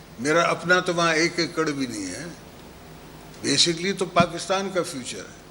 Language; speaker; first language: Urdu; non-native, local second language; Sindhi